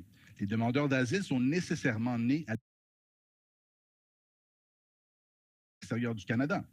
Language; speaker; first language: French; native; French